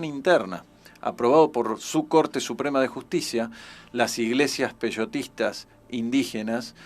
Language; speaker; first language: Spanish; native; Spanish